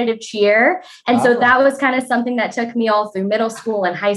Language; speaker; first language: English; native; English